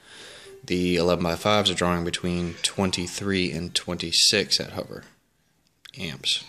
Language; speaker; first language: English; native; English